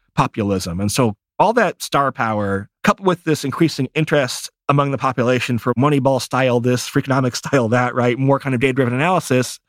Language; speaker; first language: English; native; English